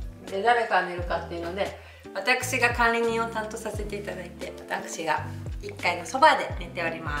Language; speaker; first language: Japanese; native; Japanese